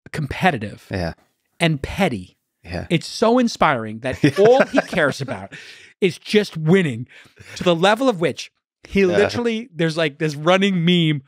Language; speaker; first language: English; native; English